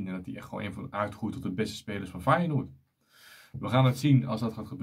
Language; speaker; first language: Dutch; native; Dutch